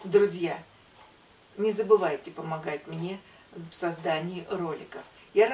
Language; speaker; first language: Russian; native; Russian